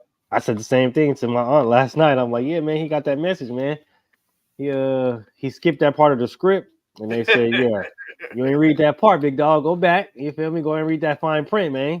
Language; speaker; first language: English; native; English